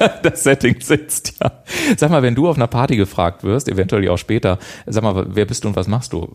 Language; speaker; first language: German; native; German